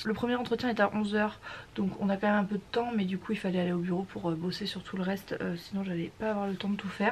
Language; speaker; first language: French; native; French